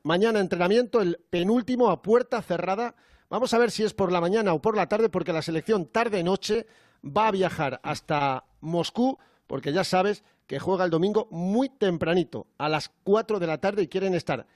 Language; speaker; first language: Spanish; native; Spanish